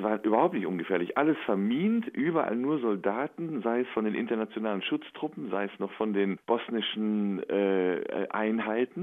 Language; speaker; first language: German; native; German